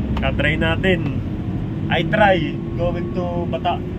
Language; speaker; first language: English; non-native, learner; Filipino